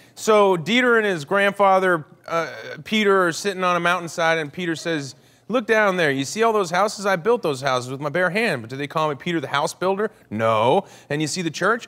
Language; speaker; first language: English; native; English